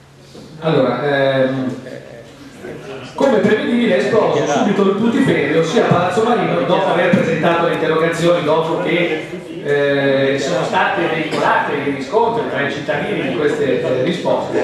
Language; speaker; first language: Italian; native; Italian